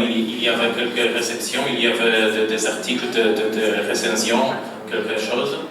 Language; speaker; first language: French; non-native, fluent; Polish